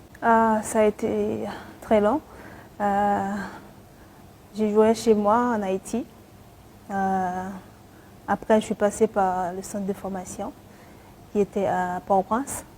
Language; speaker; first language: French; non-native, local second language; Haitian Creole